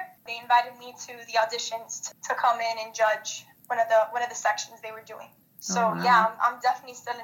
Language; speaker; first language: English; native; English